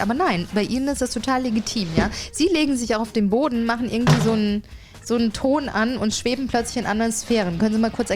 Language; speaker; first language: German; native; German